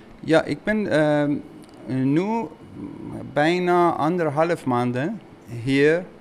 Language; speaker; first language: Dutch; non-native, learner; Persian